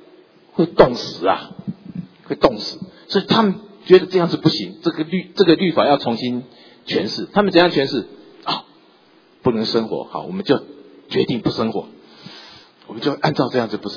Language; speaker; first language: Chinese; native; Chinese